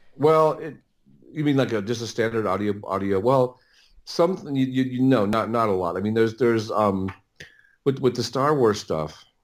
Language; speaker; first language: English; native; English